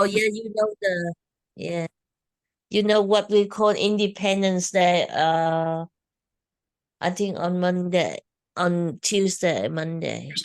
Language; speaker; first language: English; non-native, fluent; Vietnamese